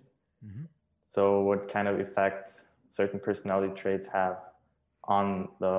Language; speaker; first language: English; non-native, fluent; Serbian